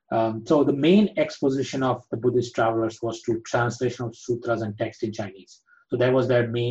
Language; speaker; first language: English; non-native, local second language; Gujarati